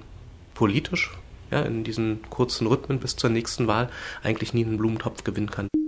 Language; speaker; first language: German; native; German